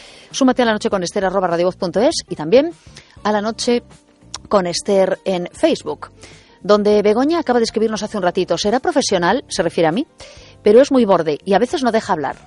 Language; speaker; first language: Spanish; native; Spanish